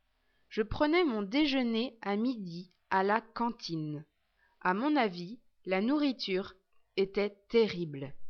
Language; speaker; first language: French; non-native, learner; English